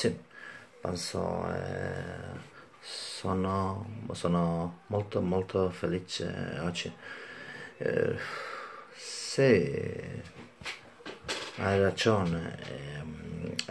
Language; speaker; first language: Italian; non-native, learner; German